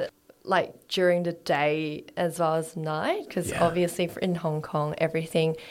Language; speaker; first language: English; non-native, local second language; Cantonese